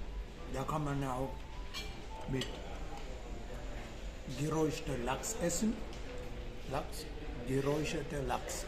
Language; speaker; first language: German; non-native, fluent; Sinhala